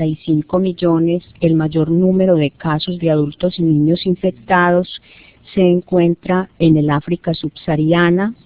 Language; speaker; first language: Spanish; native; Spanish